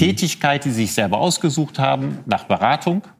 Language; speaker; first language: German; native; German